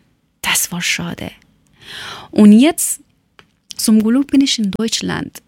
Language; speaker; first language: German; non-native, learner; Persian